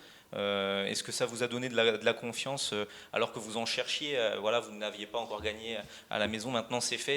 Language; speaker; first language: French; native; French